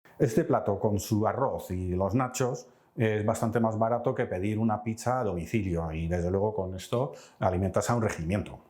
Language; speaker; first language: Spanish; non-native, fluent; Dutch